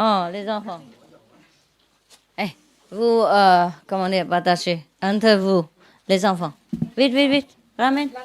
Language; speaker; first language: French; non-native, learner; Vietnamese